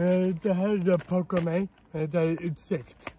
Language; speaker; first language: Swedish; non-native, learner; Dutch